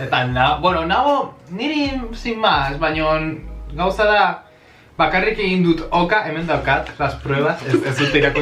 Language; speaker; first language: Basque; non-native, local second language; Spanish